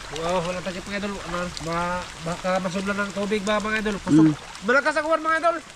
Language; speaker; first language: Filipino; non-native, local second language; Cebuano